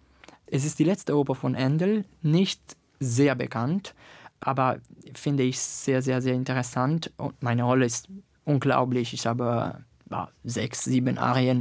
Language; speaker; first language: German; non-native, fluent; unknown